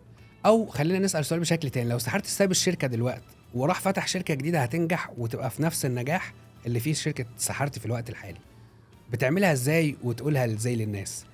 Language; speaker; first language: Arabic; native; Arabic